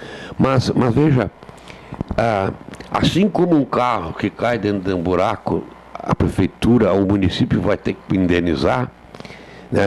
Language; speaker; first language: Portuguese; native; Portuguese